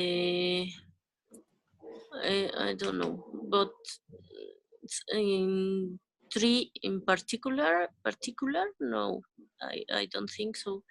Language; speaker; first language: English; non-native, learner; Spanish